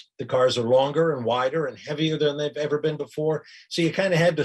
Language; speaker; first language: English; native; English